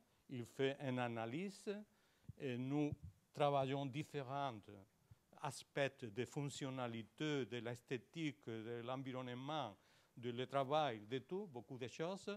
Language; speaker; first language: French; non-native, learner; Spanish